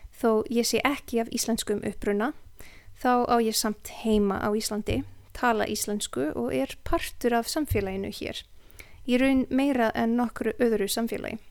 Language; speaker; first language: Icelandic; non-native, fluent; Serbian